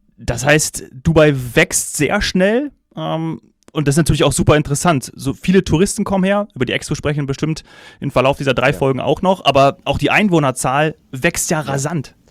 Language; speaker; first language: German; native; German